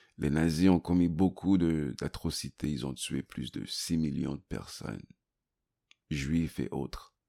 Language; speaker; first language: French; native; French